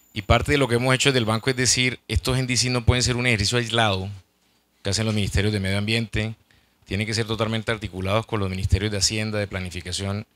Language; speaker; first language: Spanish; native; Spanish